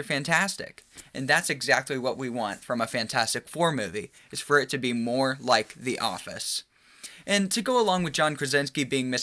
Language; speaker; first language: English; native; English